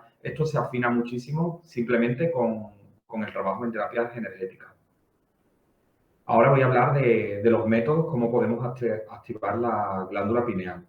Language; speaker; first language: Spanish; native; Spanish